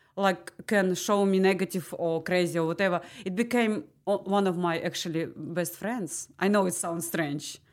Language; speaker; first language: English; non-native, learner; Ukrainian